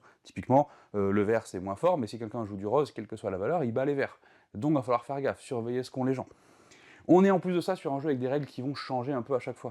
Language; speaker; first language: French; native; French